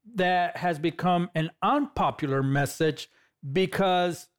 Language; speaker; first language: English; native; English